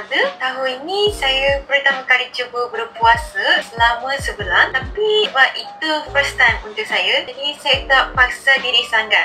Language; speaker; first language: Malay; non-native, fluent; Japanese